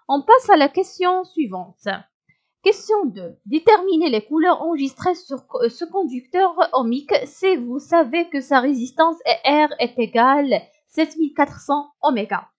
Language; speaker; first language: French; non-native, local second language; Arabic